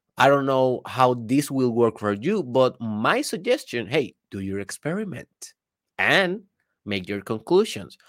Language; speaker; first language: English; non-native, fluent; Spanish